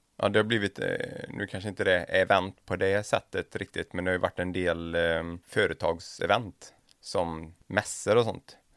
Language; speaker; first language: Swedish; native; Swedish